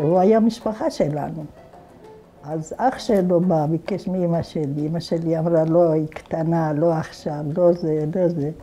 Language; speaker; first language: Hebrew; non-native, fluent; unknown